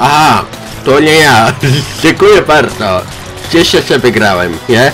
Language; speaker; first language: Polish; non-native, learner; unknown